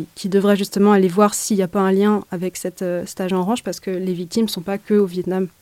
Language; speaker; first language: French; native; French